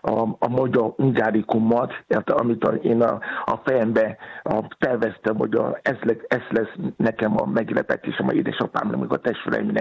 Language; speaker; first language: Hungarian; non-native, fluent; Yoruba